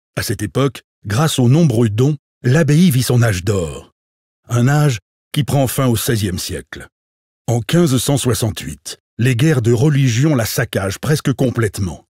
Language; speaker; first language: French; native; French